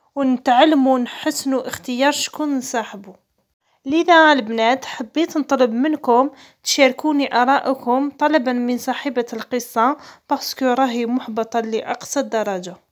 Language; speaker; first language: Arabic; non-native, local second language; Kabyle